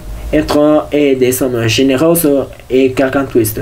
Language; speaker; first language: French; non-native, learner; Spanish